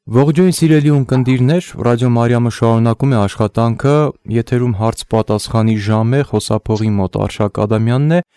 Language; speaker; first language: Armenian; native; Armenian